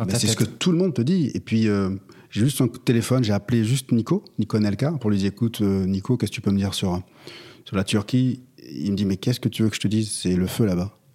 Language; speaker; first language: French; native; French